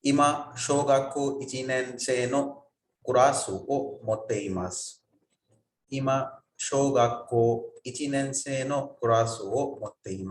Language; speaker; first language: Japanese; non-native, fluent; Urdu